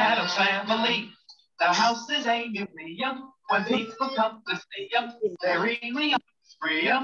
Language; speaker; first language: English; non-native, learner; Spanish